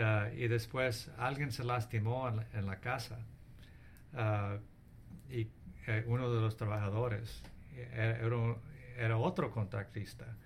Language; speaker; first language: Spanish; early bilingual, heritage; English